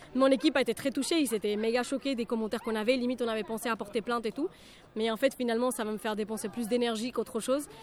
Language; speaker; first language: French; non-native, fluent; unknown